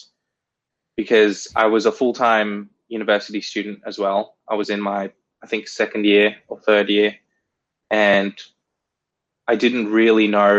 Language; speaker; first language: English; native; English